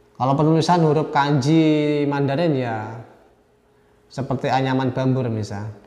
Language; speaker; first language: Indonesian; native; Indonesian